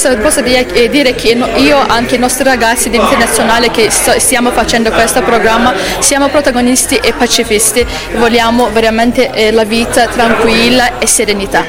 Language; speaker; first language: Italian; non-native, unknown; Azerbaijani